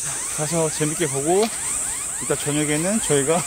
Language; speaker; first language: Korean; native; Korean